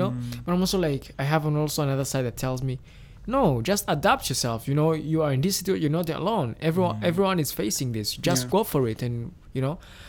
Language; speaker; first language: English; non-native, local second language; Kinyarwanda